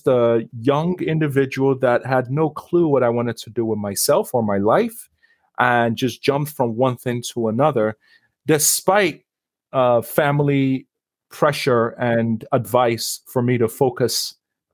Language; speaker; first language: English; non-native, local second language; Yoruba